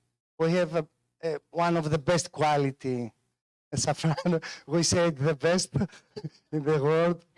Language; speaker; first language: English; non-native, fluent; Greek